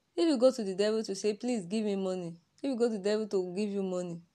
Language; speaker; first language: English; non-native, local second language; Yoruba